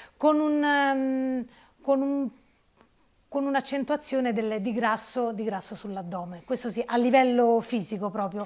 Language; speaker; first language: Italian; native; Italian